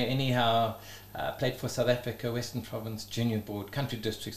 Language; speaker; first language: English; native; English